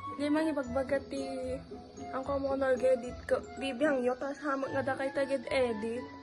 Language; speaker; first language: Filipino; non-native, local second language; Iloko